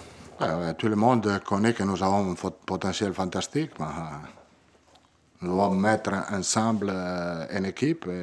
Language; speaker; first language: French; non-native, learner; Italian